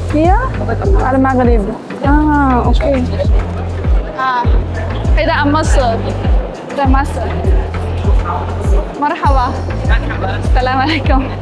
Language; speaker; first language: Arabic; non-native, fluent; Chinese